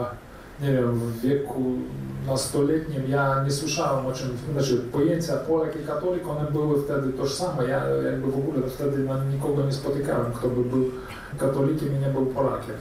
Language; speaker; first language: Polish; early bilingual, heritage; Polish